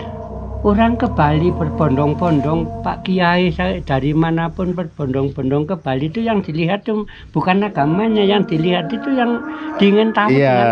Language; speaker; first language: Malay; non-native, local second language; Javanese